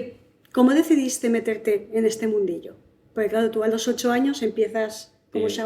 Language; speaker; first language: Spanish; native; Spanish